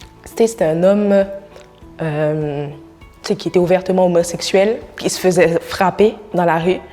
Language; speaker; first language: French; non-native, local second language; Haitian Creole